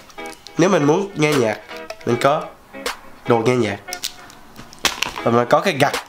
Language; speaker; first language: Vietnamese; early bilingual, heritage; Vietnamese